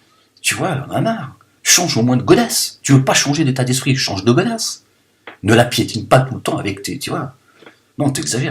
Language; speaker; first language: French; native; French